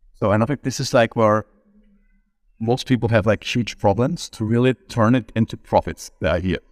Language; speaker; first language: English; non-native, fluent; German